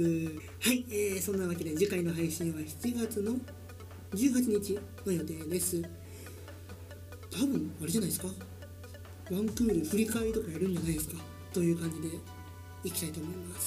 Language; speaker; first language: Japanese; native; Japanese